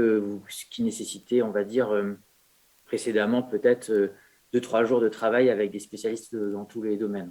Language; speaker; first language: French; native; French